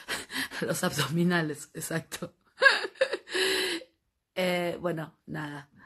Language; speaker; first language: Spanish; native; Spanish